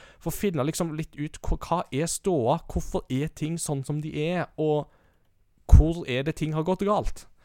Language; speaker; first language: Norwegian; native; Norwegian